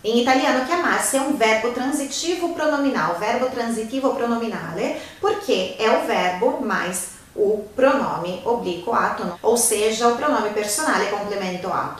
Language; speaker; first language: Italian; non-native, fluent; Portuguese